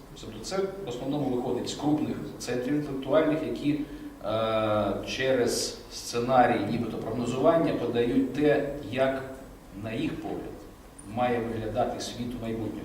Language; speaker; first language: Ukrainian; native; Ukrainian